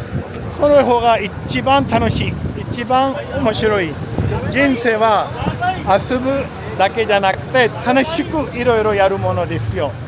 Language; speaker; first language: Japanese; non-native, fluent; Urdu